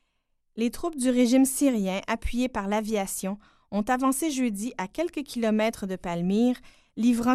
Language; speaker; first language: French; native; French